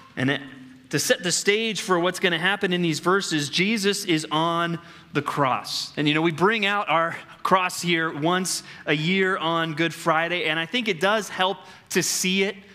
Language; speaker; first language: English; native; English